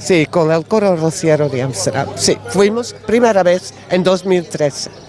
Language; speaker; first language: Spanish; non-native, learner; Dutch